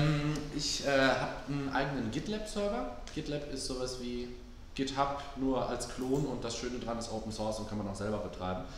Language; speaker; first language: German; native; German